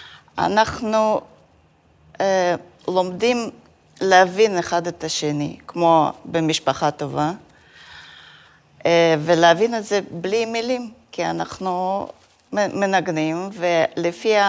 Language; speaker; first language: Hebrew; non-native, fluent; Russian